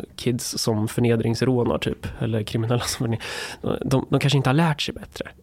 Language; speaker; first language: Swedish; native; Swedish